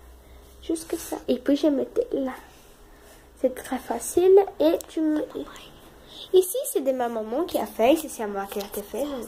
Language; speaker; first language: French; non-native, learner; Portuguese